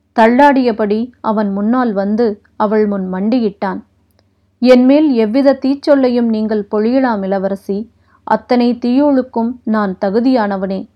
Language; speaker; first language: Tamil; native; Tamil